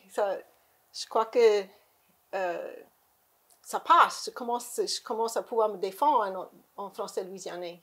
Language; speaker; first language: French; native; French